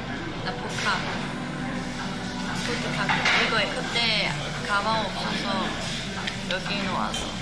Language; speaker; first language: Korean; non-native, fluent; Chinese